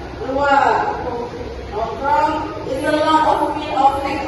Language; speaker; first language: English; non-native, learner; Indonesian